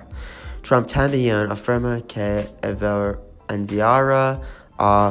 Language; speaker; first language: Spanish; non-native, learner; English